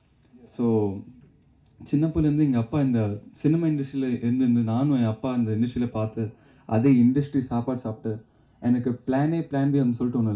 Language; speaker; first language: Tamil; non-native, local second language; Telugu